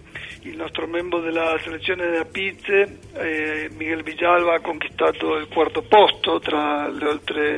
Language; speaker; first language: Italian; non-native, learner; Spanish